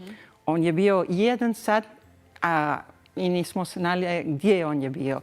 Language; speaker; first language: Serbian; early bilingual, heritage; Spanish